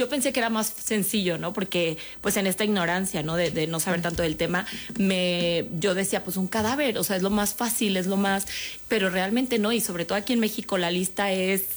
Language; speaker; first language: Spanish; native; Spanish